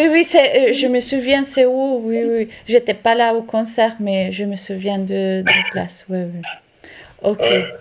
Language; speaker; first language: French; non-native, learner; Italian